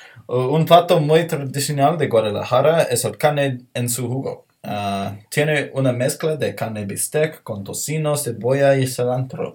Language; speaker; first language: Spanish; non-native, learner; English